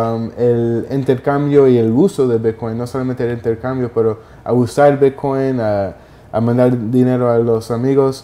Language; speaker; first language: Spanish; early bilingual, heritage; Spanish